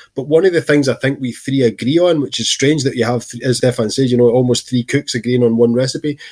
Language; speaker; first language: English; native; English